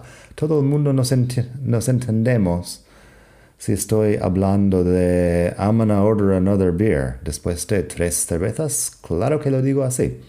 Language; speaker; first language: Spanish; non-native, fluent; English